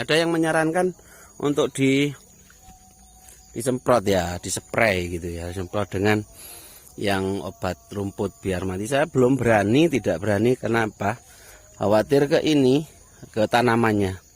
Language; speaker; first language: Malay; non-native, local second language; Javanese